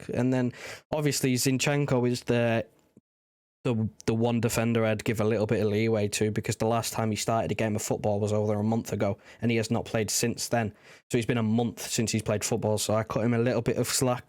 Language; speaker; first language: English; native; English